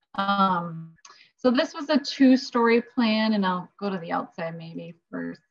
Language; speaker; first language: English; native; English